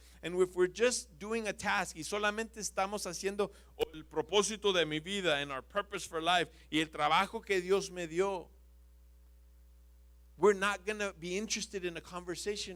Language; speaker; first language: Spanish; non-native, fluent; English